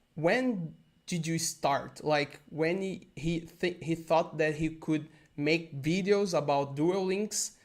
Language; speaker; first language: English; non-native, learner; Portuguese